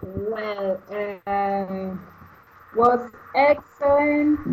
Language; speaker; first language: English; non-native, learner; Spanish